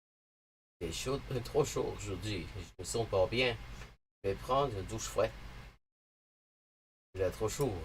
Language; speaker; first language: French; non-native, learner; English